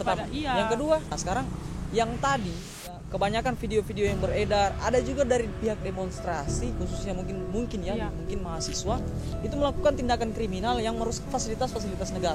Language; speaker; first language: Indonesian; native; Indonesian